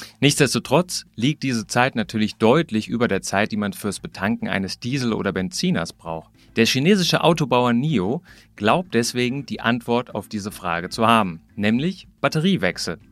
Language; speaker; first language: German; native; German